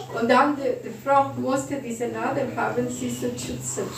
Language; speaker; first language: German; non-native, learner; Spanish